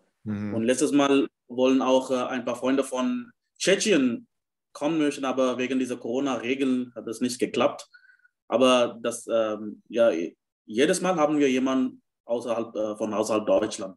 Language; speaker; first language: German; non-native, fluent; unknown